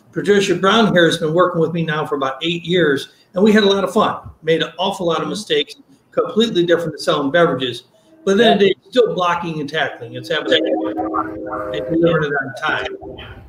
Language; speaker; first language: English; native; English